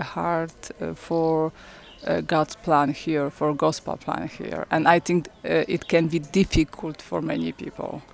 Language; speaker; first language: English; non-native, learner; Polish